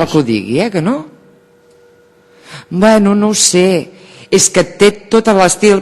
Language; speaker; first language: Catalan; native; Catalan